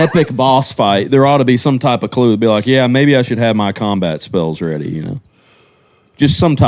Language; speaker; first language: English; native; English